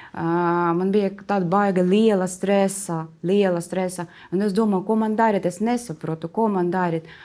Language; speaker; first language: Latvian; non-native, fluent; Ukrainian